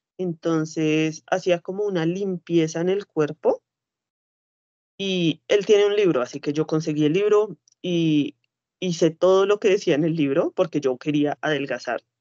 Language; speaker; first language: Spanish; native; Spanish